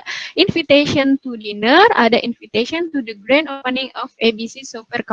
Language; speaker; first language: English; non-native, fluent; Indonesian